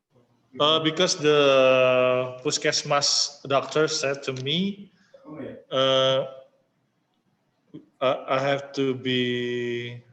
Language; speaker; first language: English; non-native, learner; Indonesian